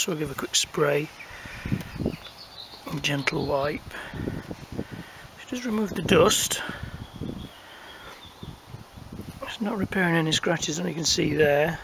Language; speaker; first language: English; native; English